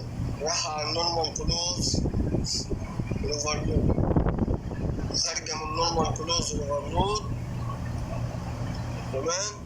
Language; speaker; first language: Arabic; native; Arabic